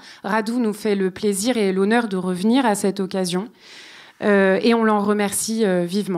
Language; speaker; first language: French; native; French